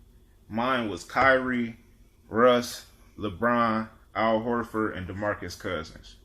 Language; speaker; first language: English; native; English